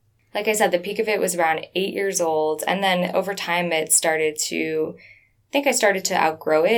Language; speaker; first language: English; native; English